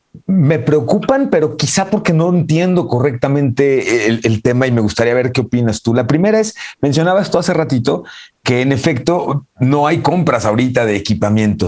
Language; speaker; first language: Spanish; native; Spanish